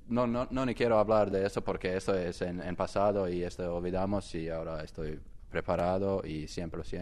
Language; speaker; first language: Spanish; non-native, learner; Croatian